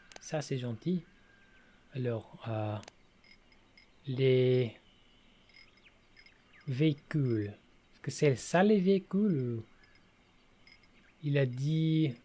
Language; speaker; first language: French; non-native, learner; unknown